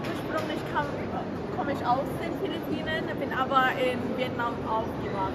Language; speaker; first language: German; early bilingual, heritage; German